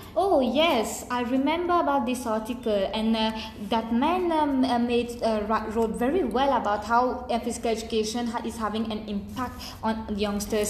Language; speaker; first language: English; non-native, local second language; Morisyen